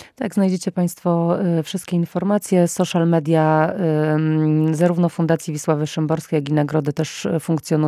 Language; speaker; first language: Polish; native; Polish